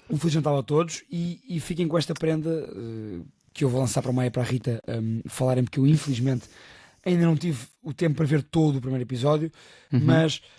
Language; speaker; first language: Portuguese; native; Portuguese